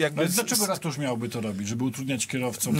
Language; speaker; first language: Polish; native; Polish